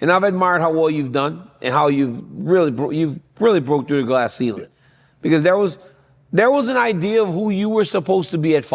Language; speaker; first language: English; native; English